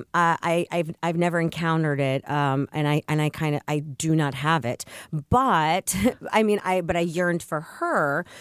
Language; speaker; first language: English; early bilingual, other home language; Russian